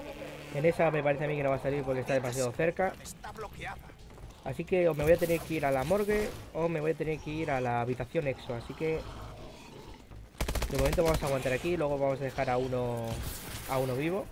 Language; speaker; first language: Spanish; native; Spanish